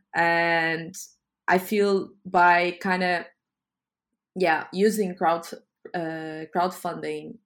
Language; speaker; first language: English; non-native, fluent; Portuguese